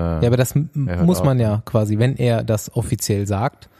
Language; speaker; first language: German; native; German